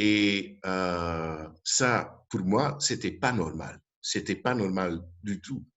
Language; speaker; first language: French; non-native, local second language; Dutch